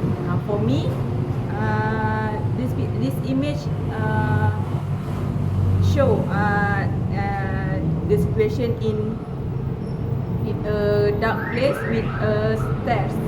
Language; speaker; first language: English; non-native, learner; Malay